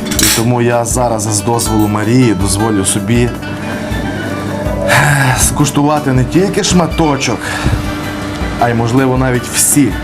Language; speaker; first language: Ukrainian; native; Ukrainian